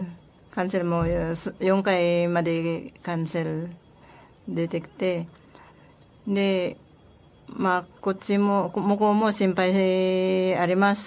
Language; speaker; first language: Japanese; non-native, learner; Filipino